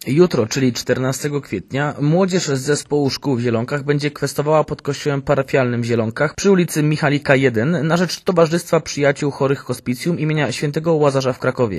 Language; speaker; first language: Polish; native; Polish